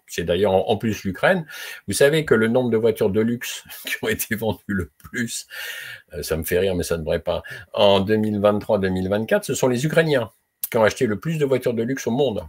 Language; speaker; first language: French; native; French